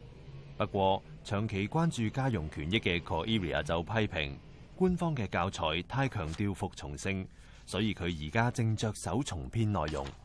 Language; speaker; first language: Cantonese; native; Cantonese